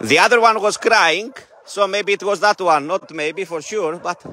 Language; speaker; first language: English; non-native, fluent; Greek